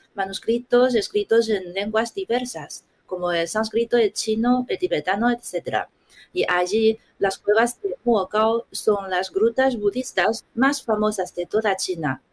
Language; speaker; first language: Spanish; non-native, fluent; Chinese